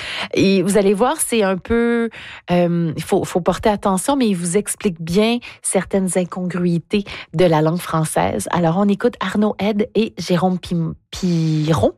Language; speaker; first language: French; native; French